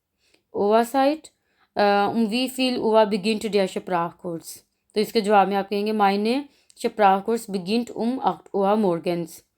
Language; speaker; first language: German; non-native, learner; Urdu